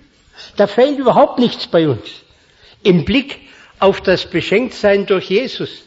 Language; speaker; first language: German; native; German